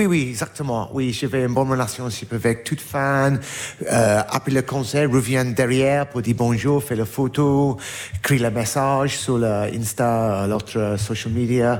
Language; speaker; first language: French; non-native, learner; English